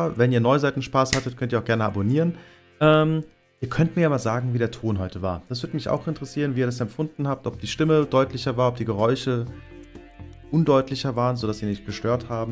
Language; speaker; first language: German; native; German